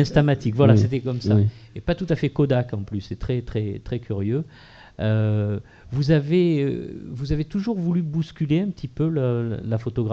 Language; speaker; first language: French; native; French